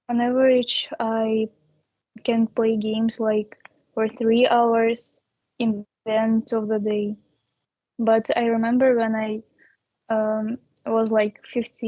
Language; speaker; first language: English; non-native, learner; Russian